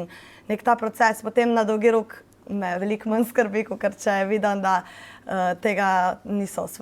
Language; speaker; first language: Slovenian; native; Slovenian